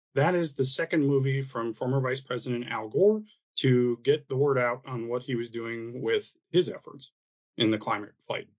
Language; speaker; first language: English; native; English